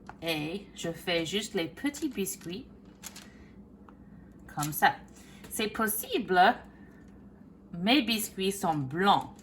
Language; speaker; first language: French; non-native, fluent; English